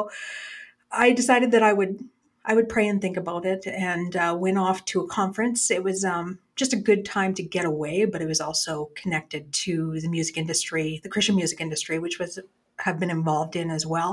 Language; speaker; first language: English; native; English